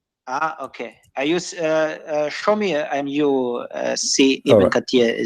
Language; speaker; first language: English; non-native, learner; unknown